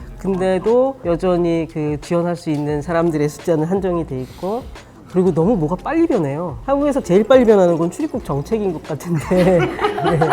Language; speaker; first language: Korean; native; Korean